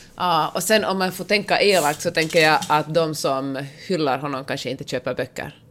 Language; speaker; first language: Swedish; native; Swedish